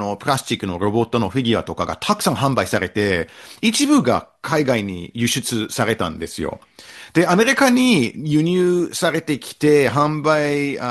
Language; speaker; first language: Japanese; non-native, fluent; English